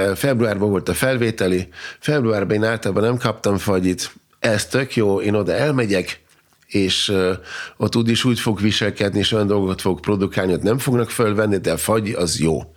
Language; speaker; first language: Hungarian; non-native, fluent; German